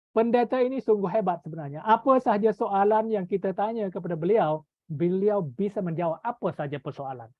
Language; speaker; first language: Malay; native; Malay